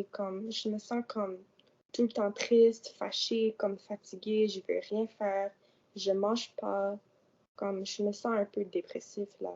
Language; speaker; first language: French; non-native, local second language; English